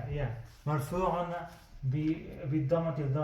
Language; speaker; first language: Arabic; non-native, learner; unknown